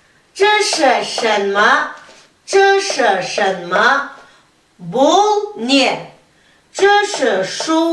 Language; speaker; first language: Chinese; non-native, fluent; Kazakh